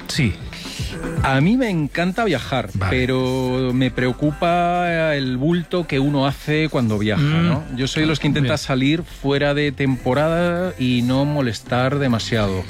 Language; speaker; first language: Spanish; native; Spanish